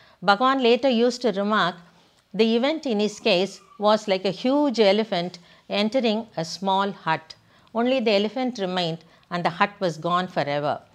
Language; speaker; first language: English; non-native, local second language; Tamil